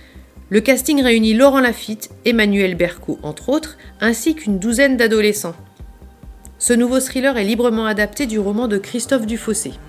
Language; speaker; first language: French; native; French